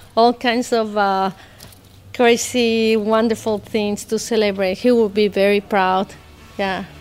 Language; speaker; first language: English; non-native, fluent; Spanish